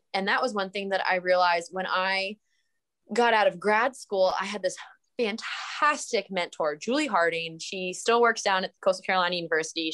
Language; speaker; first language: English; native; English